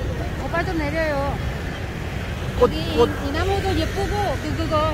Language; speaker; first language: Korean; non-native, learner; Vietnamese